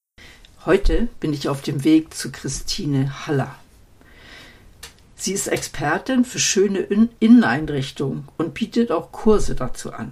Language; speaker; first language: German; native; German